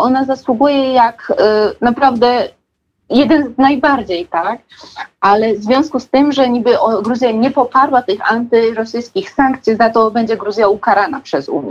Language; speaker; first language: Polish; non-native, fluent; Georgian